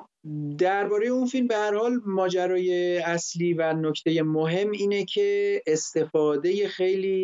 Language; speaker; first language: Persian; native; Persian